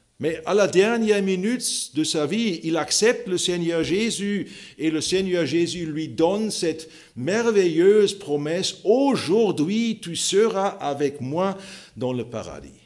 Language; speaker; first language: French; non-native, fluent; German